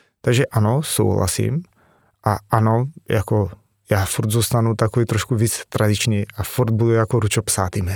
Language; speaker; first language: Czech; non-native, fluent; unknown